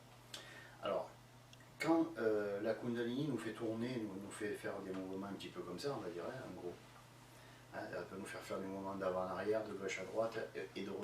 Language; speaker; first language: French; native; French